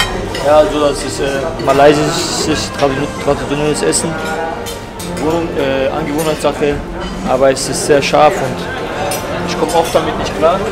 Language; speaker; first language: German; early bilingual, other home language; Albanian